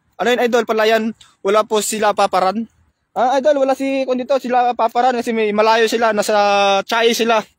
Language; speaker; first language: Filipino; non-native, local second language; Iloko